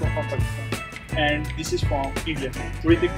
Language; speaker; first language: English; non-native, local second language; Urdu